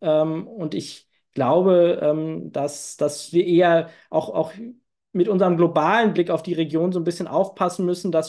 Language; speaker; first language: German; native; German